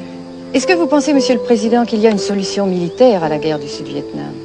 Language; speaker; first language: French; native; French